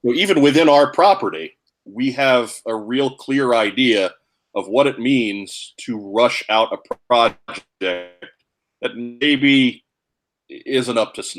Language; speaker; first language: English; native; English